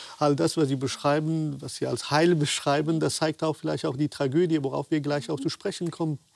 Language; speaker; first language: German; native; German